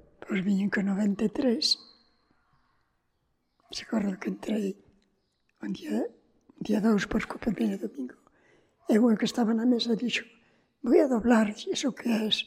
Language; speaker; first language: Galician; native; Galician